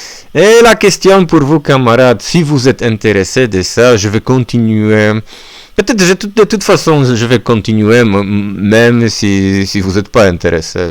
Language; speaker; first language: French; non-native, learner; Polish